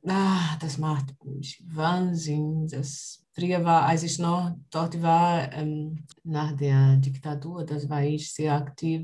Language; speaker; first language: German; non-native, learner; Portuguese